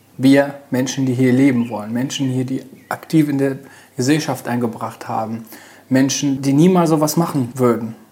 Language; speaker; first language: German; non-native, fluent; Arabic